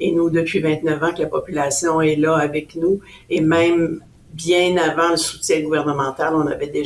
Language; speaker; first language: French; native; French